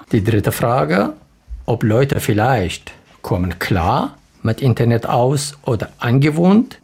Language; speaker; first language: German; non-native, learner; Arabic